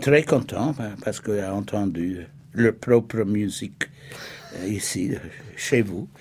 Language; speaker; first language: French; non-native, fluent; English